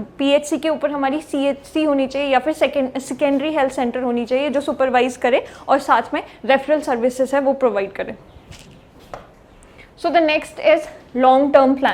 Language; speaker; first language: Hindi; native; Hindi